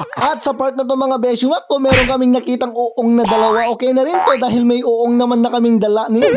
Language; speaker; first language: Filipino; non-native, local second language; Iloko